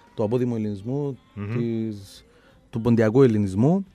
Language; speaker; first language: Greek; native; Greek